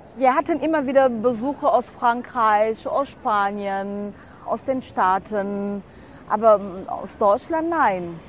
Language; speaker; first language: German; non-native, fluent; French